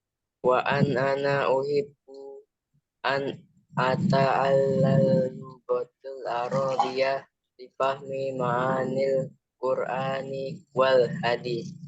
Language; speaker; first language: Arabic; non-native, learner; Indonesian